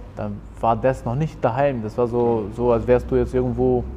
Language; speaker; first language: German; early bilingual, other home language; Albanian